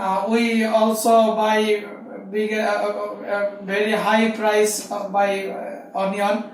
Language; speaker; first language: English; non-native, learner; Bangla